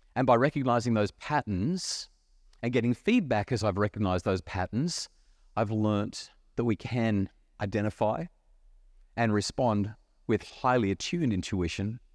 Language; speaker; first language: English; native; English